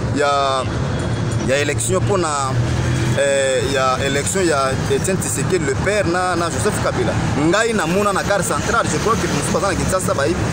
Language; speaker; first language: Lingala; non-native, local second language; Kongo